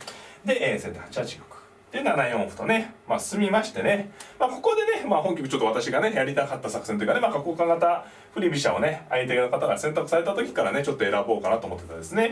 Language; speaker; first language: Japanese; native; Japanese